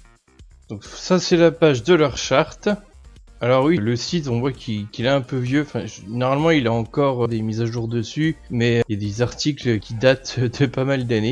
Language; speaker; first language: French; native; French